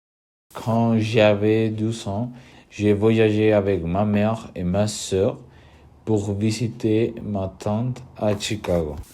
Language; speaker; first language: French; non-native, learner; Spanish